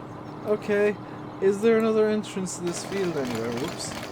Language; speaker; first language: English; native; English